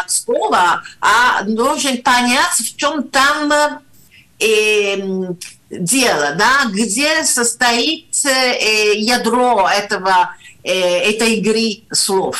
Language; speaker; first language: Russian; non-native, fluent; Italian